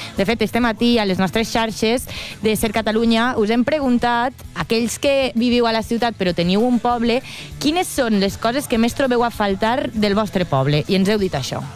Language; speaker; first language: Catalan; native; Catalan